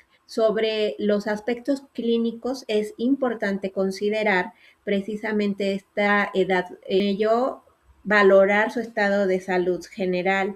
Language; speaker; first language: Spanish; native; Spanish